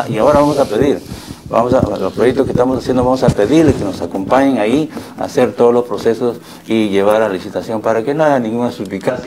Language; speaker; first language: Spanish; native; Spanish